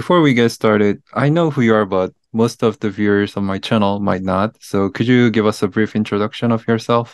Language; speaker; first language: English; non-native, fluent; Korean